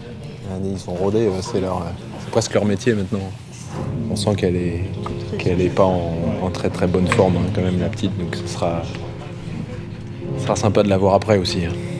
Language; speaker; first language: French; native; French